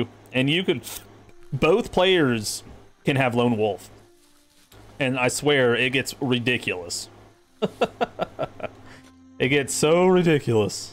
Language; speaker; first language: English; native; English